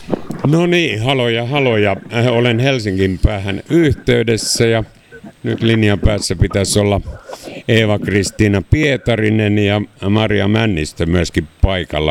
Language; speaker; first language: Finnish; native; Finnish